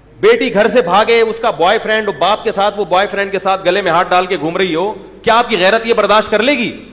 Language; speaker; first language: Urdu; native; Urdu